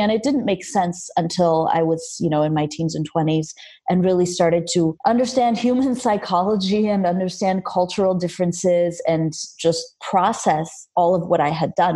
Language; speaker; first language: English; early bilingual, other home language; Armenian